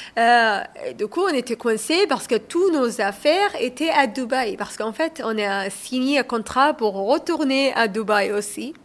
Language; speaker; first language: French; non-native, learner; Somali